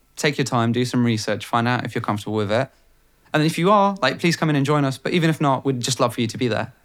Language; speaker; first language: English; non-native, fluent; Bulgarian